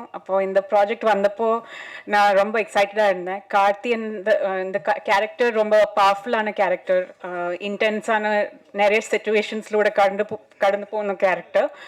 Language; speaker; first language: Tamil; non-native, fluent; Malayalam